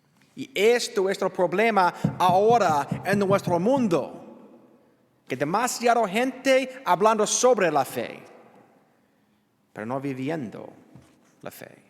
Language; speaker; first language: Spanish; non-native, learner; English